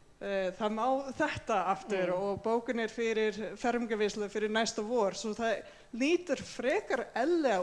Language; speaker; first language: Icelandic; non-native, fluent; English